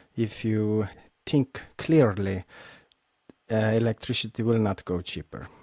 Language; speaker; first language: English; non-native, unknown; Estonian